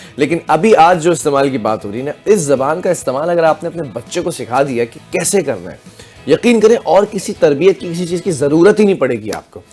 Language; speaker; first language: Urdu; native; Urdu